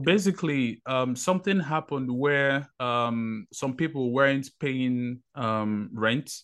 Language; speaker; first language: English; non-native, local second language; Igbo